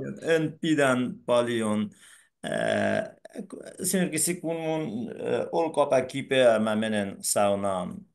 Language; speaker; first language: Finnish; non-native, learner; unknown